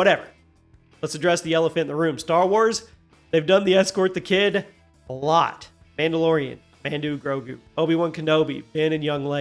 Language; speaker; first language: English; native; English